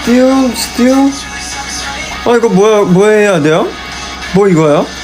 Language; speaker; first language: Korean; non-native, fluent; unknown